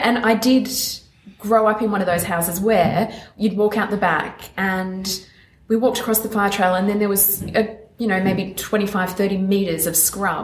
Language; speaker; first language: English; native; English